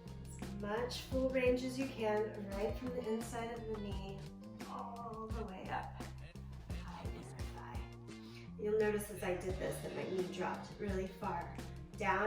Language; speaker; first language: English; native; English